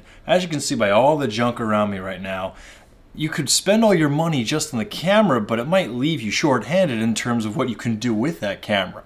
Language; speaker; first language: English; native; English